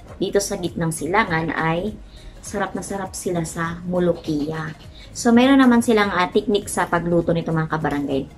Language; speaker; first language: Filipino; non-native, local second language; Cebuano